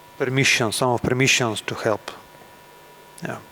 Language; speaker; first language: English; non-native, learner; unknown